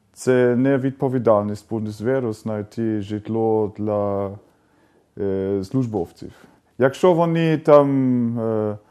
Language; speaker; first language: Ukrainian; non-native, fluent; German